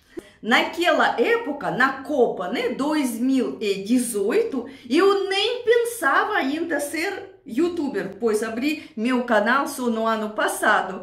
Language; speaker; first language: Portuguese; non-native, fluent; Russian